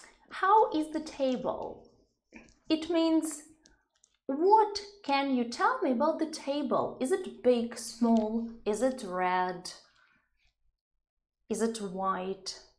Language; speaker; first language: English; non-native, fluent; Ukrainian